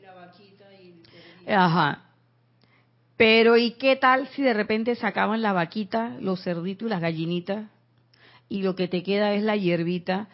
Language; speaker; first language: Spanish; native; Spanish